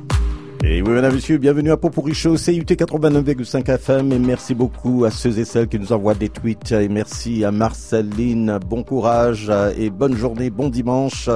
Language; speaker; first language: French; native; French